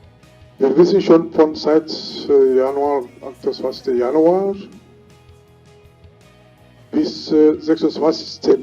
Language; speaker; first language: German; non-native, learner; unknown